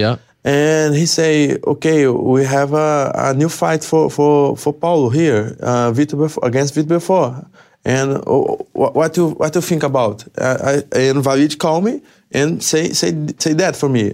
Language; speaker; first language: English; non-native, learner; Portuguese